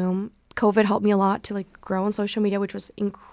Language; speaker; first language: English; non-native, fluent; Spanish